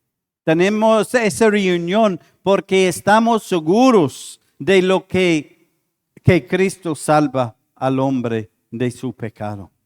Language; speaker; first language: Spanish; non-native, fluent; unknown